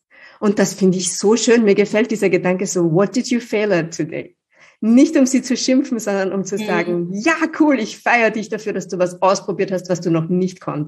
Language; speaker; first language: German; native; German